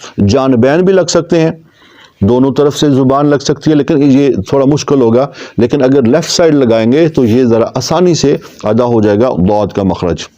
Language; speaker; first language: Urdu; non-native, local second language; Punjabi